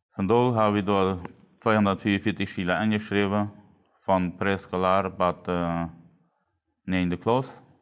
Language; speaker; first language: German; non-native, local second language; Plautdietsch